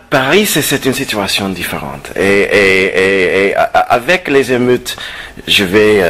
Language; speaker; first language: French; non-native, fluent; English